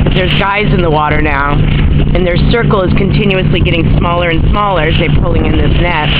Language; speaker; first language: English; native; English